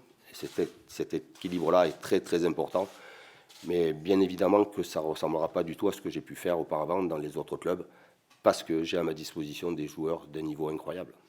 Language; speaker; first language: French; native; French